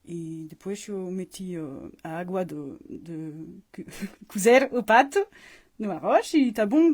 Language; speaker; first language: Portuguese; non-native, fluent; French